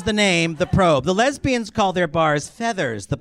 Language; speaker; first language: English; native; English